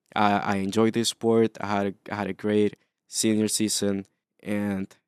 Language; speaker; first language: English; early bilingual, other home language; Spanish